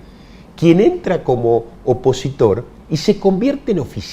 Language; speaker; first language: Spanish; native; Spanish